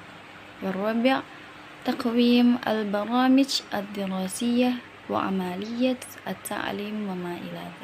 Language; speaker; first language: Arabic; non-native, learner; Indonesian